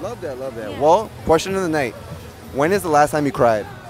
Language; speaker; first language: English; early bilingual, other home language; Spanish